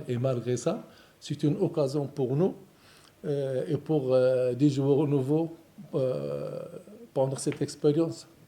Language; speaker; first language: French; non-native, local second language; Arabic